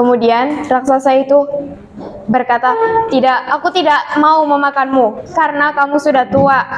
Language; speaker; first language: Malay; non-native, local second language; Javanese